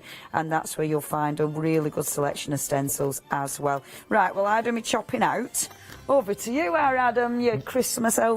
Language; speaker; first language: English; native; English